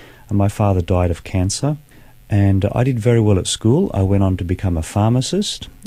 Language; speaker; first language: English; native; English